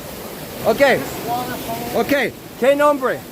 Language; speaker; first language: Spanish; non-native, learner; English